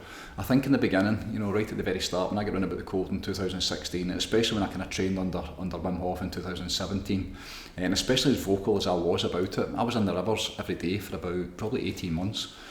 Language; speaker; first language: English; native; English